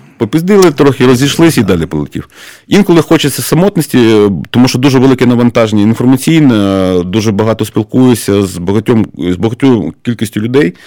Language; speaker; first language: Ukrainian; native; Ukrainian